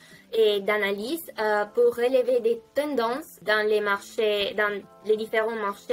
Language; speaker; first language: French; non-native, fluent; Italian